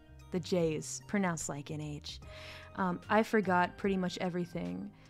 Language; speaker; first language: English; native; English